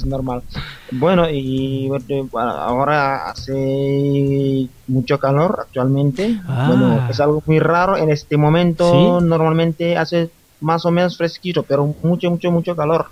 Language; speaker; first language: Spanish; non-native, fluent; Wolof